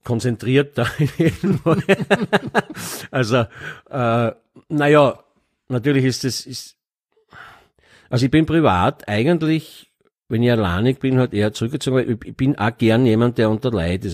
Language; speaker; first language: German; native; German